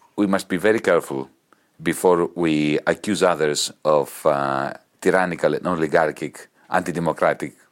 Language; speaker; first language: English; non-native, fluent; Greek